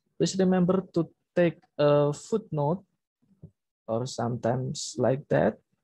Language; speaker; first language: English; non-native, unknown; Indonesian